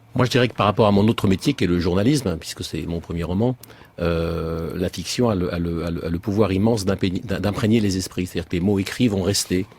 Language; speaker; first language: French; native; French